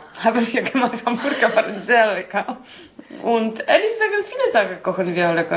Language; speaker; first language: German; non-native, learner; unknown